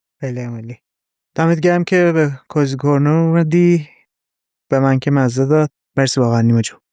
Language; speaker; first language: Persian; native; Persian